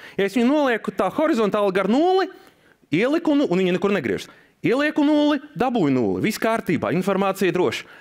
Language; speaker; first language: Latvian; non-native, local second language; Russian